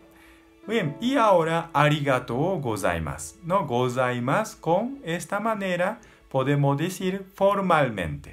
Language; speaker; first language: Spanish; non-native, learner; Japanese